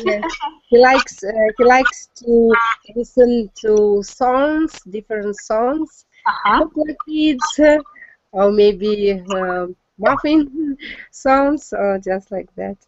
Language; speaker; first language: English; non-native, learner; Russian